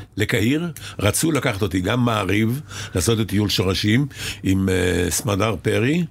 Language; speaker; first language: Hebrew; early bilingual, other home language; Arabic